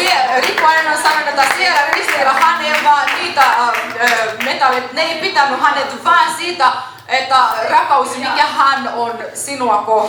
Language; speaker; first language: Finnish; non-native, learner; Kinyarwanda